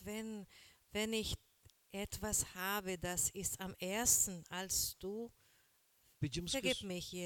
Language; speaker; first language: German; non-native, learner; Portuguese